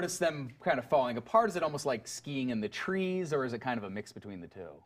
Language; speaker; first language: English; native; English